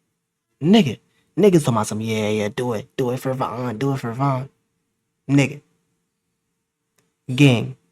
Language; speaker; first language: English; native; English